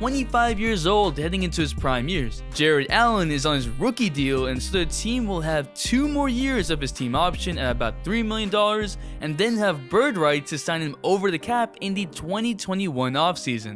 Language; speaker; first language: English; native; English